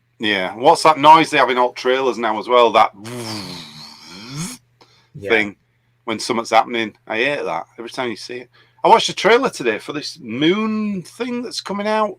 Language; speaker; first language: English; native; English